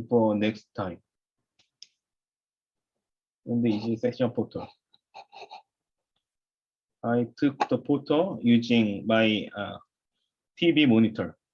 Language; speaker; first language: English; non-native, learner; Korean